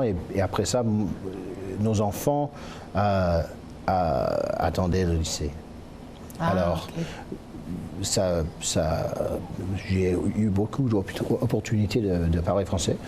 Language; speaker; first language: French; non-native, local second language; English